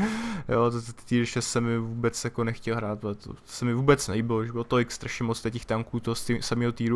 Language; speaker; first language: Czech; native; Czech